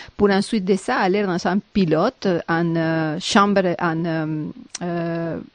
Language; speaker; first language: French; non-native, fluent; Spanish